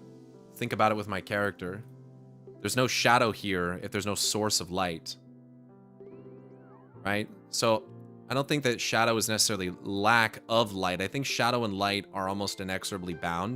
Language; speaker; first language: English; native; English